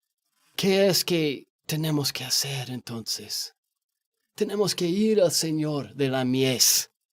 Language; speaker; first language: Spanish; non-native, fluent; English